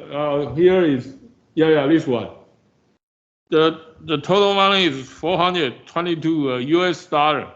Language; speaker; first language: English; non-native, fluent; Chinese